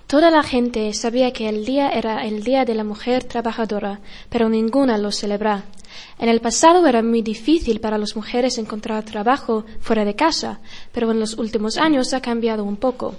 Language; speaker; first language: Spanish; non-native, learner; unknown